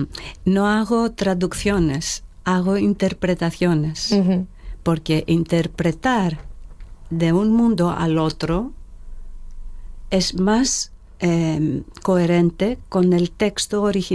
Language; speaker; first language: Spanish; non-native, fluent; Greek